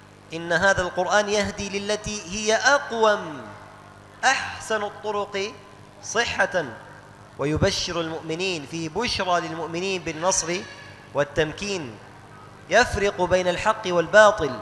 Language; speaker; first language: Arabic; native; Arabic